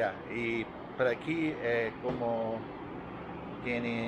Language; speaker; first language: Spanish; non-native, learner; English